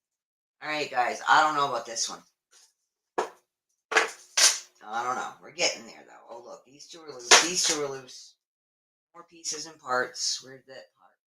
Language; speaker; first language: English; native; English